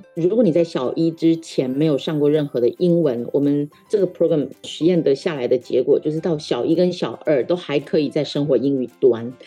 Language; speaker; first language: Chinese; non-native, local second language; Min Nan Chinese